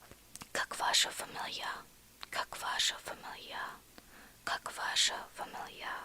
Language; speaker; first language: Russian; non-native, learner; English